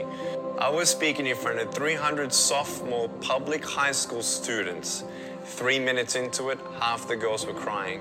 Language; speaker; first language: English; native; English